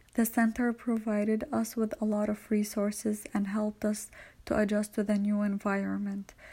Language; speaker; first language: English; non-native, fluent; Arabic